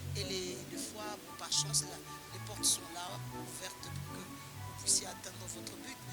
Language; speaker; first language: French; non-native, local second language; Lingala